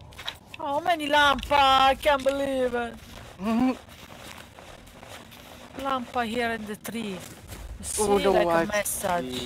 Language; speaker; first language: English; non-native, learner; Hungarian